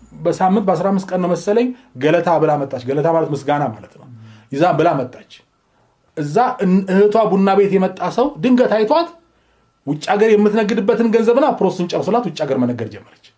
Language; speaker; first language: Amharic; native; Amharic